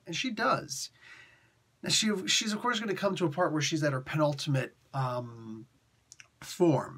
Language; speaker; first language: English; native; English